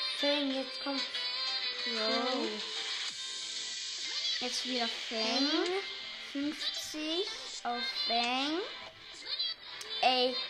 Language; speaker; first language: German; native; German